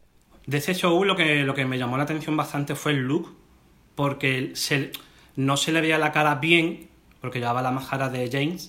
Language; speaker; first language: Spanish; native; Spanish